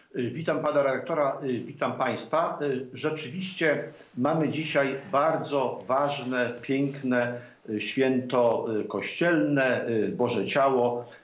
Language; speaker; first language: Polish; native; Polish